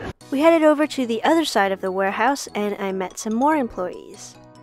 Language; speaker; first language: English; early bilingual, other home language; Chinese